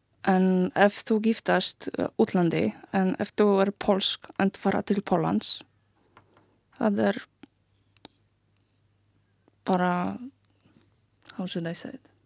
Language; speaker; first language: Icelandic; non-native, learner; Polish